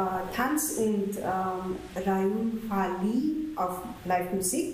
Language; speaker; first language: German; non-native, fluent; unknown